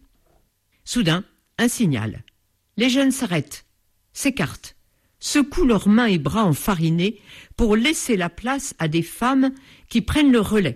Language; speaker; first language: French; native; French